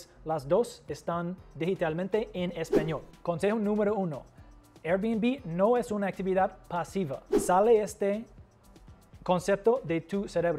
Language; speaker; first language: Spanish; non-native, fluent; English